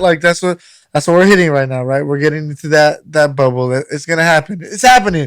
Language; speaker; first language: English; native; English